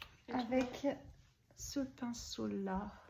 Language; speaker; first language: French; native; French